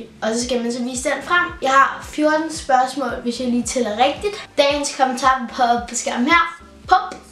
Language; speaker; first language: Danish; native; Danish